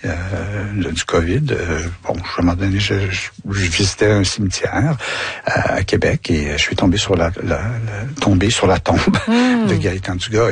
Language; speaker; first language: French; native; French